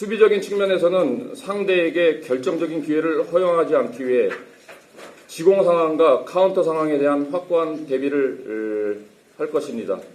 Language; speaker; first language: Korean; native; Korean